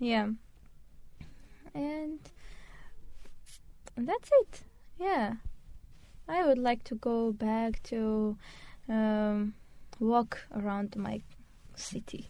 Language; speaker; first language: English; non-native, learner; Armenian